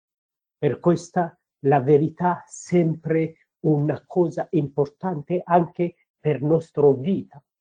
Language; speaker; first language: Italian; non-native, learner; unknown